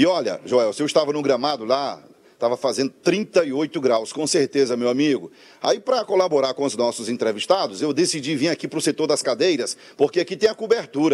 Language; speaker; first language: Portuguese; native; Portuguese